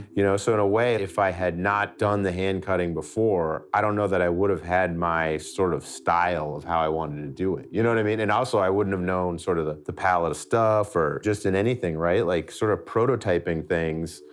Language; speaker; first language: English; native; English